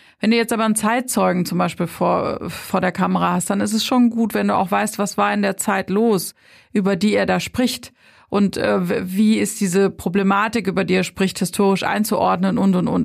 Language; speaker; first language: German; native; German